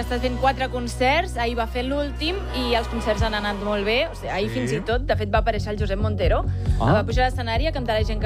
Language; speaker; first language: Catalan; native; Catalan